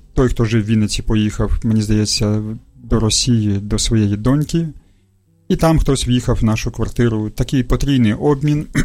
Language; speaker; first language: Ukrainian; early bilingual, other home language; Russian